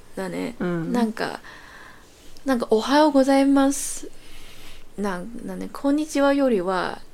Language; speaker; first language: Japanese; non-native, learner; Cantonese